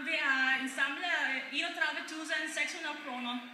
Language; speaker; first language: Danish; non-native, fluent; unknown